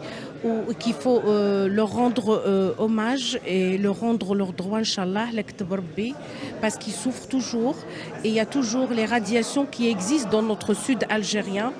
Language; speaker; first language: French; non-native, local second language; Arabic